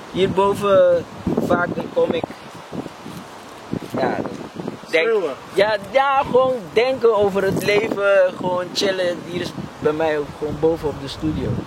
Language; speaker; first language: Dutch; non-native, local second language; Papiamento